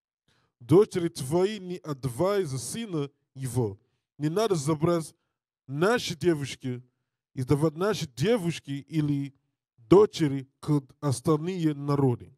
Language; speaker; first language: Russian; non-native, learner; English